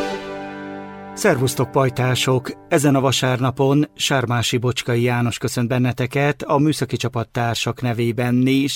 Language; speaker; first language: Hungarian; native; Hungarian